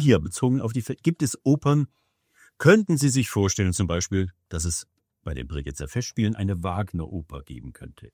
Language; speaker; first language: German; native; German